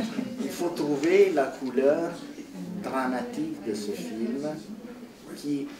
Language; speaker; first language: French; non-native, fluent; Italian